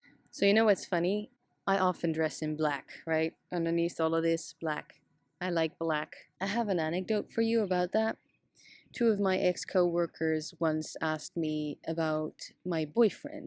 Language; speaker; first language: English; non-native, fluent; Dutch